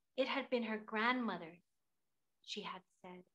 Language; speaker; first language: English; early bilingual, other home language; Spanish